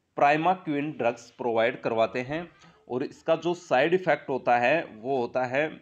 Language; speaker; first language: Hindi; native; Hindi